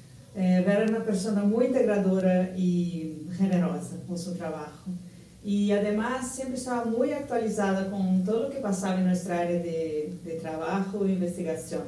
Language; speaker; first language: Portuguese; non-native, fluent; Spanish